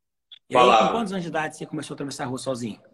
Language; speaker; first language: Portuguese; native; Portuguese